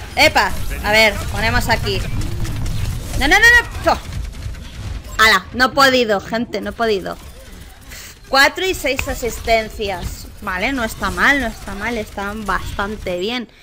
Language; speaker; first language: Spanish; native; Spanish